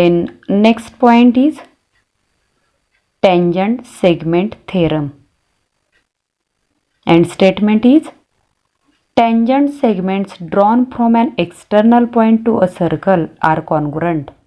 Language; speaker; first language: English; non-native, local second language; Marathi